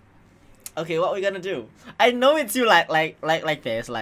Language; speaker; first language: English; non-native, fluent; Indonesian